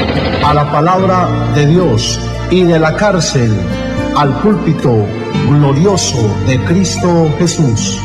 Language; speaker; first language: Spanish; native; Spanish